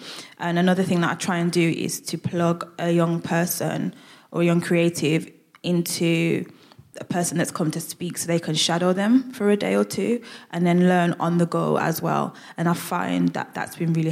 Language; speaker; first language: English; native; English